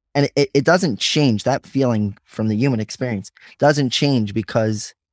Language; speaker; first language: English; native; English